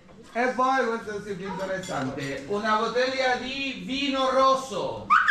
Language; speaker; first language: Italian; non-native, local second language; Spanish